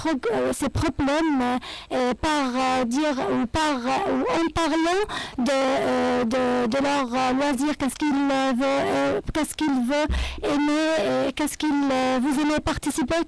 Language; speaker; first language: French; non-native, fluent; Arabic